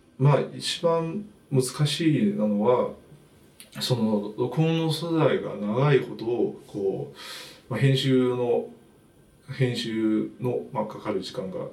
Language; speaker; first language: Japanese; non-native, fluent; Chinese